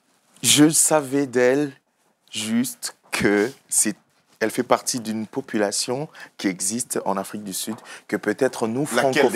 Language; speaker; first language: French; native; French